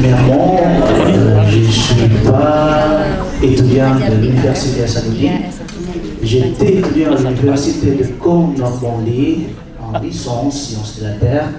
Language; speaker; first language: French; non-native, fluent; Indonesian